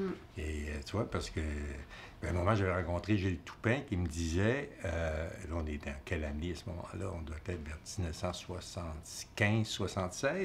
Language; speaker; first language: French; native; French